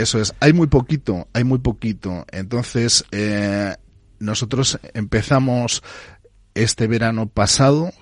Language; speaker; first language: Spanish; native; Spanish